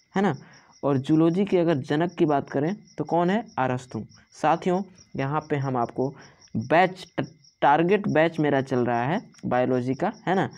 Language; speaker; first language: Hindi; native; Hindi